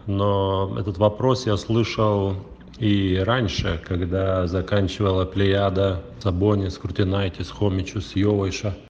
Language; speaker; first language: Russian; non-native, local second language; Lithuanian